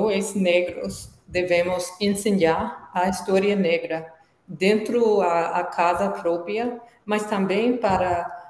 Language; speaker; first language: Portuguese; non-native, learner; English